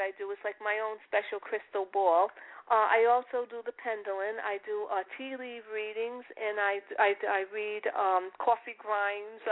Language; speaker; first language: English; early bilingual, other home language; Italian